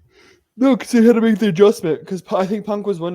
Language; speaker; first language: English; native; English